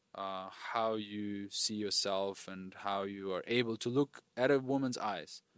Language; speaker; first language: English; non-native, fluent; German